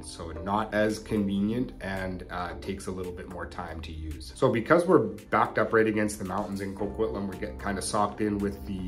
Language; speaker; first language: English; native; English